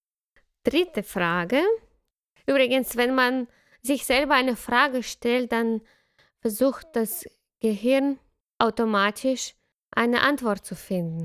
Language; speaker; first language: German; non-native, fluent; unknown